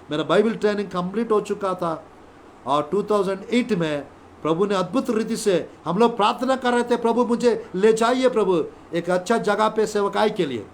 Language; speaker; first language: Hindi; non-native, local second language; Telugu